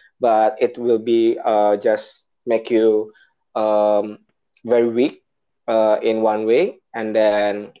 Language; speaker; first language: English; non-native, learner; Indonesian